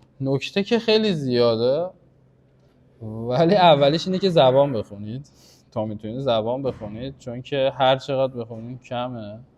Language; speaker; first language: Persian; native; Persian